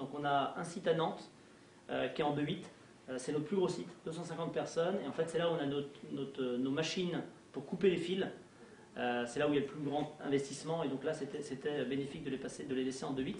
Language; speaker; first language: French; native; French